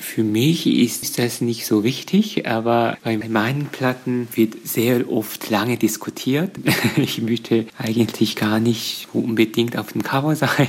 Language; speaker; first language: German; non-native, fluent; Korean